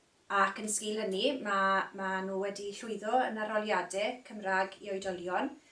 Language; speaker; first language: Welsh; native; Welsh